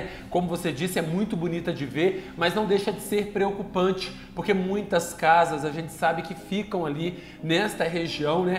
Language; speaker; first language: Portuguese; native; Portuguese